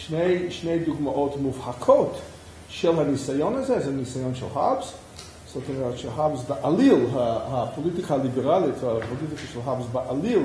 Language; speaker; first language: Hebrew; non-native, fluent; English